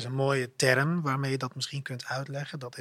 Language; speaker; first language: Dutch; non-native, fluent; Arabic